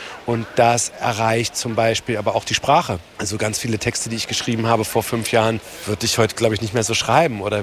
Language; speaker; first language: German; native; German